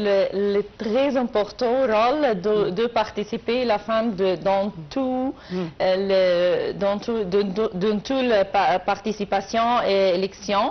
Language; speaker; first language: French; non-native, learner; Arabic